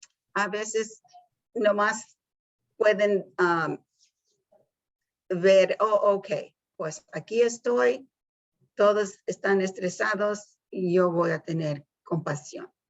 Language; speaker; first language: Spanish; early bilingual, heritage; Spanish